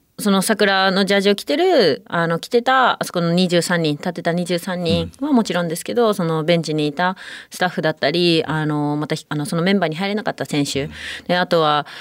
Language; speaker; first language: Japanese; native; Japanese